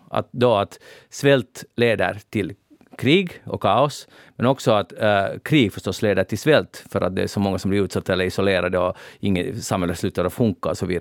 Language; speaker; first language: Swedish; native; Swedish